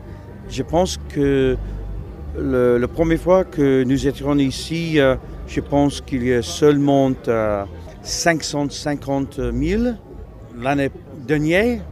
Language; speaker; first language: French; non-native, learner; English